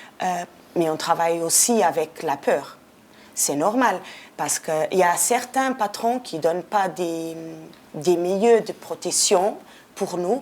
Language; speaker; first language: French; non-native, fluent; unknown